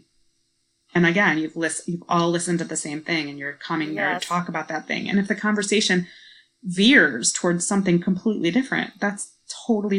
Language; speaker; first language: English; native; English